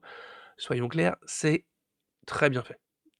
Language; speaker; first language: French; native; French